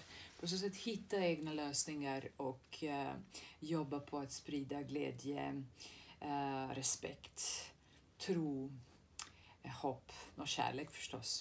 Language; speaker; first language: Swedish; non-native, fluent; Serbian